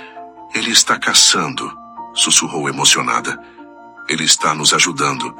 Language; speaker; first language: Portuguese; native; Portuguese